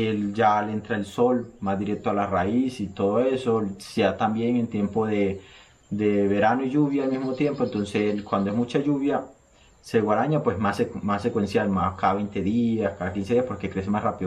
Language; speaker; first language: Spanish; native; Spanish